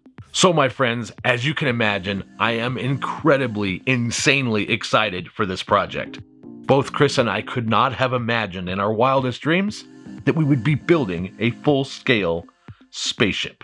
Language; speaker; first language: English; native; English